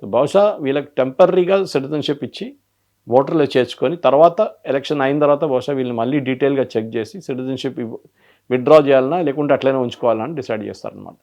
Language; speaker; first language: Telugu; non-native, local second language; Malayalam